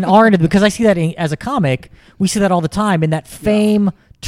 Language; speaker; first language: English; native; English